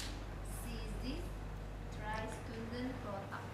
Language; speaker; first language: German; non-native, learner; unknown